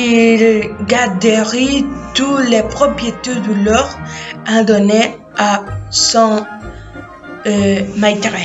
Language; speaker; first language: French; non-native, learner; Spanish